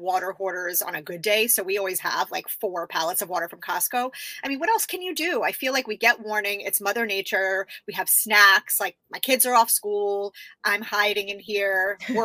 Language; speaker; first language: English; native; English